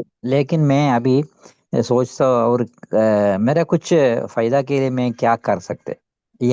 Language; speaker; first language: Hindi; non-native, local second language; Malayalam